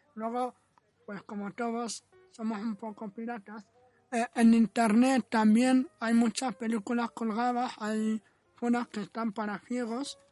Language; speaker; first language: Spanish; non-native, fluent; Arabic